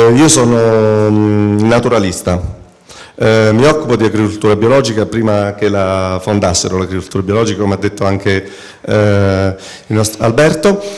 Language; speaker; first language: Italian; native; Italian